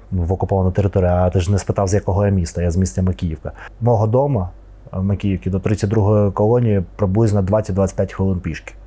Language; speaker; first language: Ukrainian; non-native, local second language; Russian